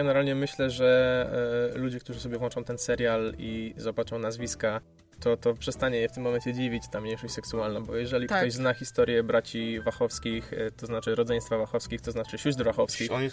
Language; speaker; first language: Polish; native; Polish